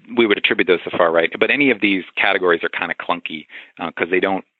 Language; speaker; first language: English; native; English